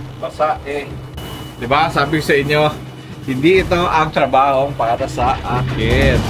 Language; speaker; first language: Filipino; non-native, local second language; Hiligaynon